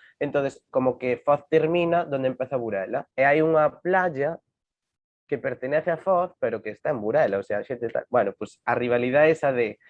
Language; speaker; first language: Galician; native; Galician